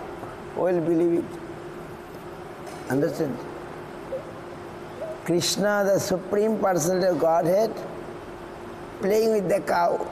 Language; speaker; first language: English; non-native, local second language; Bangla